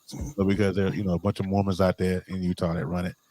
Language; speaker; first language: English; native; English